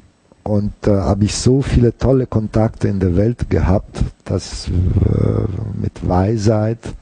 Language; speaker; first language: German; non-native, fluent; Italian